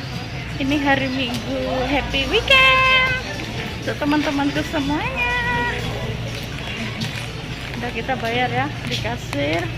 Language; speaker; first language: Indonesian; non-native, local second language; Javanese